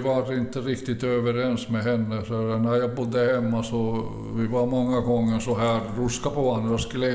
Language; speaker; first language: Swedish; early bilingual, other home language; Finnish